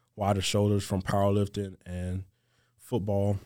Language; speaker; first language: English; native; English